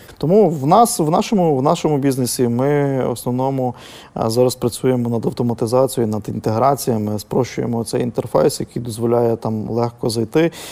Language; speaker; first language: Ukrainian; native; Ukrainian